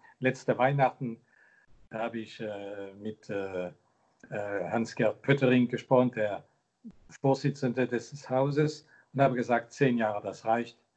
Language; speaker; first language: German; non-native, local second language; French